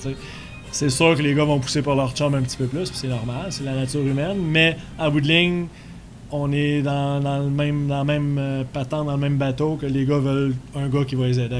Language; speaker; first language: French; native; French